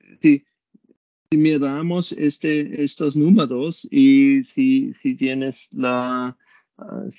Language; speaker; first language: Spanish; non-native, learner; German